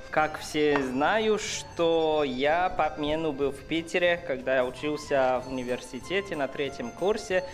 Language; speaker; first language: Russian; non-native, fluent; Chinese